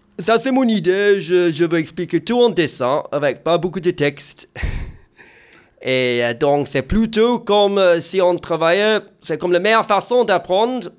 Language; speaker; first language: French; early bilingual, other home language; English